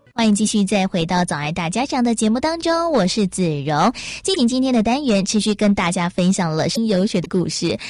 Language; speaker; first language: Chinese; native; Chinese